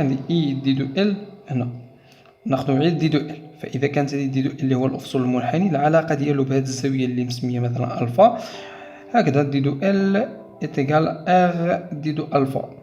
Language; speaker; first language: Arabic; native; Arabic